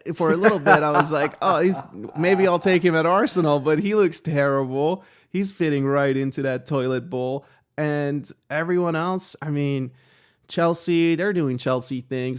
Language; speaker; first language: English; native; English